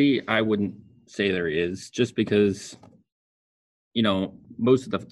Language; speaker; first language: English; native; English